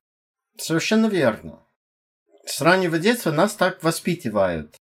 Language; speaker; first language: Russian; non-native, fluent; English